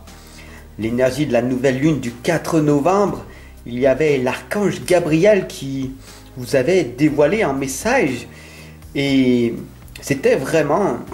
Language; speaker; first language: French; native; French